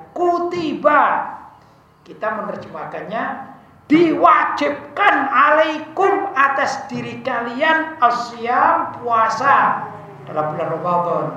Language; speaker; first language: Indonesian; non-native, local second language; Javanese